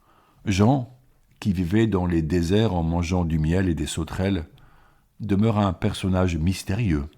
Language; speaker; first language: French; native; French